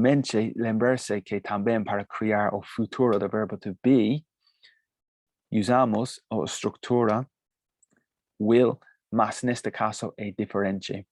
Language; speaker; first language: Portuguese; non-native, fluent; Spanish